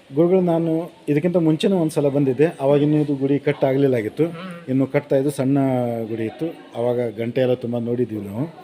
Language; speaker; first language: Kannada; native; Kannada